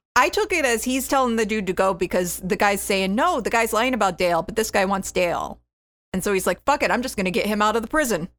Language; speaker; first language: English; native; English